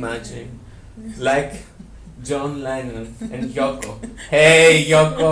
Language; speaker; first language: English; non-native, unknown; Greek